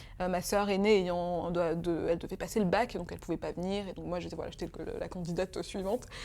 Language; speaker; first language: French; early bilingual, other home language; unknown